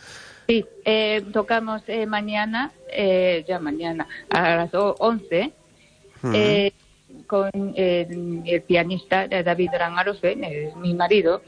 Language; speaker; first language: Spanish; non-native, learner; Japanese